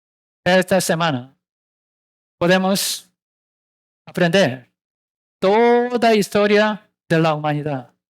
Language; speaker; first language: Spanish; non-native, learner; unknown